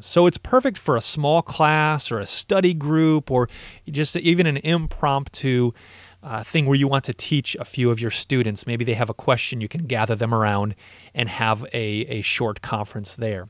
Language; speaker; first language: English; native; English